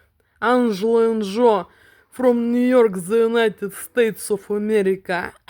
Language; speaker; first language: English; non-native, learner; Russian